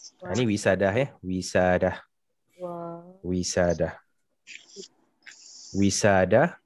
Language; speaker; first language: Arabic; non-native, fluent; Malay